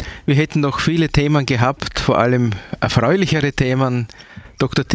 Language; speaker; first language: German; native; German